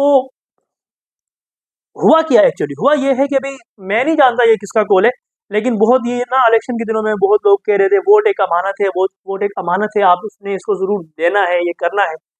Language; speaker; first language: Urdu; native; Urdu